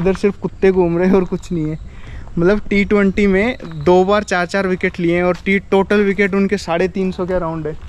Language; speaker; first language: Hindi; native; Hindi